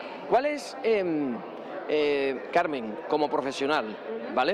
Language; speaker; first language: Spanish; native; Spanish